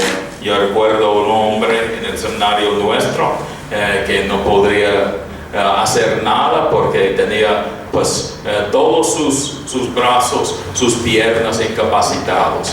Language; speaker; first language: Spanish; non-native, fluent; English